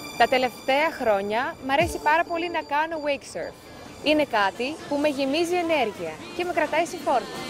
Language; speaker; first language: Greek; early bilingual, heritage; Greek